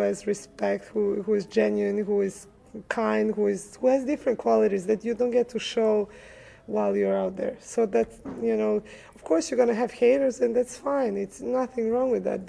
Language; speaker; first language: English; early bilingual, other home language; Serbian